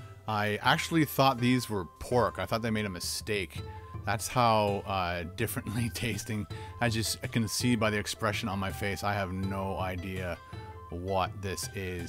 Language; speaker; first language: English; native; English